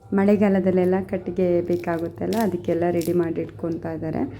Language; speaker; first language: Kannada; non-native, local second language; Tulu